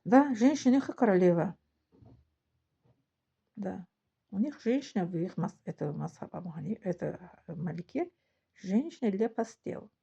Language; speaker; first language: Russian; non-native, local second language; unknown